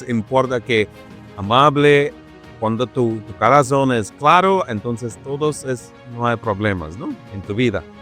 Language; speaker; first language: Spanish; non-native, learner; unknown